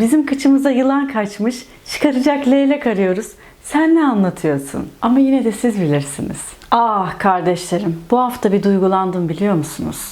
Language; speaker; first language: Turkish; native; Turkish